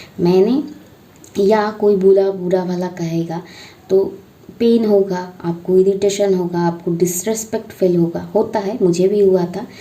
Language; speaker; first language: Hindi; non-native, local second language; Bangla